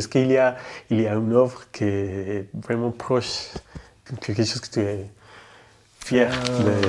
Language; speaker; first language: French; non-native, fluent; Spanish